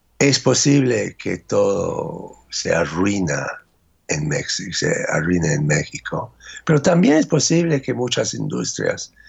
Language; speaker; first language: Spanish; non-native, fluent; English